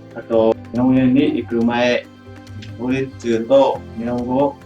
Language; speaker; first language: Japanese; non-native, learner; Vietnamese